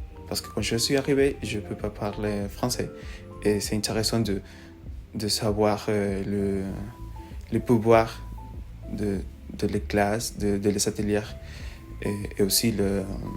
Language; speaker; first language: French; non-native, learner; Spanish